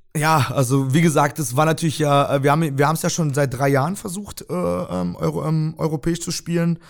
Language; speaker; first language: German; early bilingual, other home language; Russian